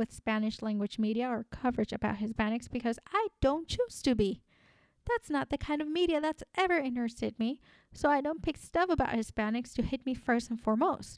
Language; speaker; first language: English; non-native, fluent; Spanish